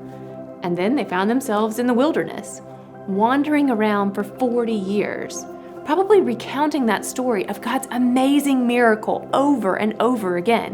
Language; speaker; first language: English; native; English